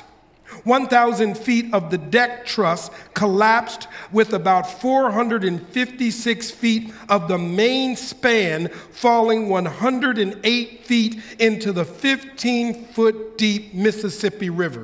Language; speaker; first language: English; native; English